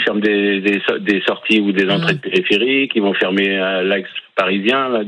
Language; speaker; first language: French; native; French